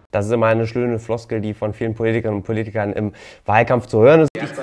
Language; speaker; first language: German; native; German